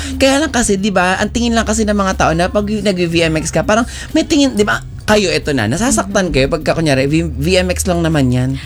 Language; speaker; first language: Filipino; native; Filipino